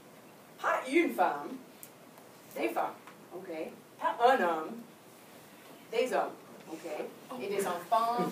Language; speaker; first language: French; non-native, fluent; English